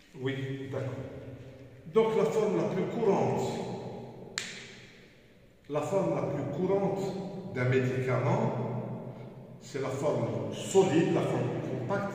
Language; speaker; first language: French; non-native, local second language; Arabic